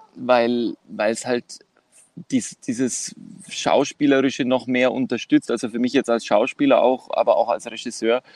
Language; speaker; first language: German; non-native, fluent; Greek